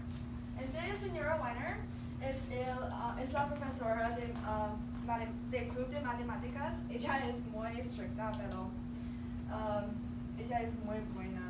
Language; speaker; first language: Spanish; non-native, learner; English